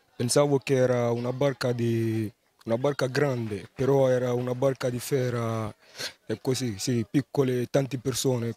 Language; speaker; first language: Italian; non-native, learner; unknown